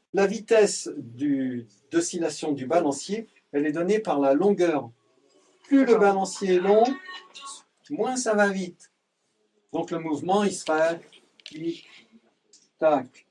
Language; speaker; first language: French; native; French